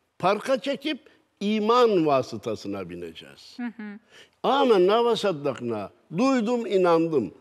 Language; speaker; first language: Turkish; native; Turkish